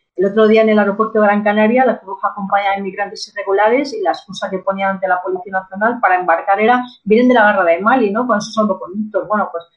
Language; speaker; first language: Spanish; native; Spanish